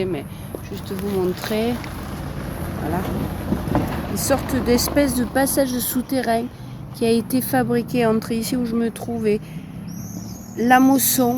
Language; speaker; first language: French; native; French